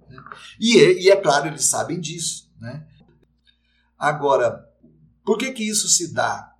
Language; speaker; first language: Portuguese; native; Portuguese